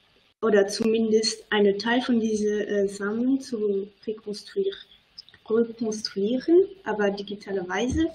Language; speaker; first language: German; non-native, fluent; French